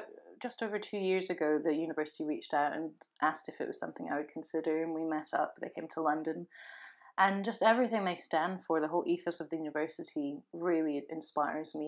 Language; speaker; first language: English; native; English